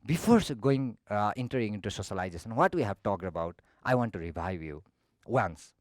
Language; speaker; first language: English; non-native, local second language; Nepali